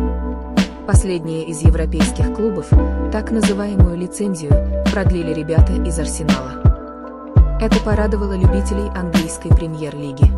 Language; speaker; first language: Russian; native; Russian